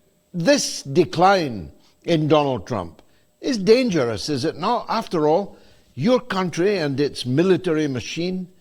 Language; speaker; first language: English; native; English